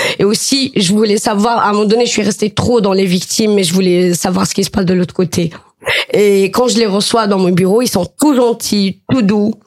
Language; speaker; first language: French; non-native, local second language; Arabic